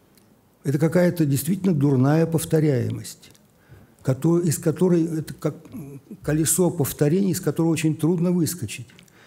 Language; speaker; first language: Russian; native; Russian